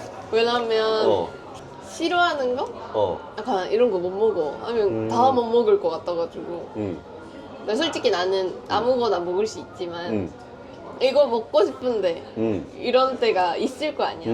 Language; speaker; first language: Korean; non-native, fluent; Japanese